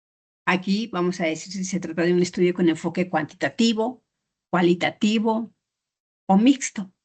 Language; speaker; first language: Spanish; native; Spanish